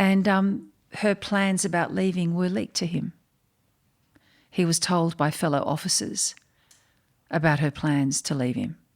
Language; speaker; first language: English; native; English